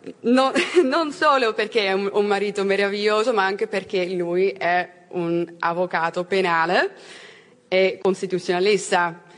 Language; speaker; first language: Italian; non-native, learner; Dutch